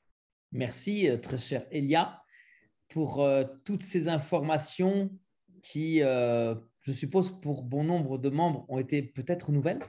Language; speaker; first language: French; native; French